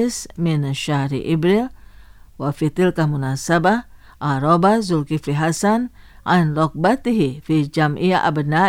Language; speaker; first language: Arabic; non-native, fluent; Indonesian